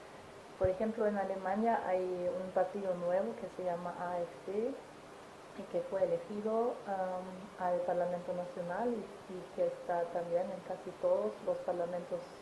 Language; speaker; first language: Spanish; non-native, fluent; German